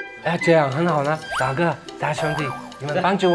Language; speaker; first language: Chinese; non-native, fluent; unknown